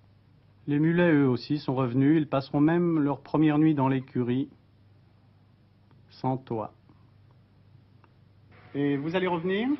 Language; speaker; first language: French; native; French